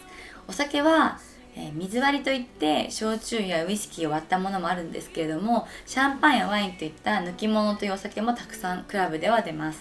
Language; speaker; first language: Japanese; native; Japanese